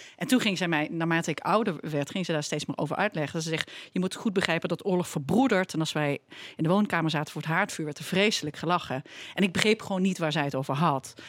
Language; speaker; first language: Dutch; native; Dutch